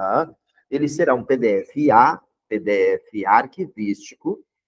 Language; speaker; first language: Portuguese; native; Portuguese